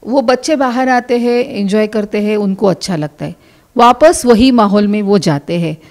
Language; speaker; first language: Hindi; non-native, local second language; Marathi